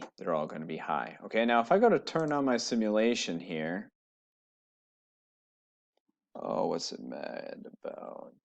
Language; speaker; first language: English; native; English